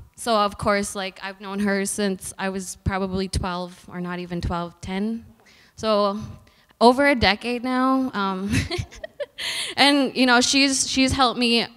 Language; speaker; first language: English; native; English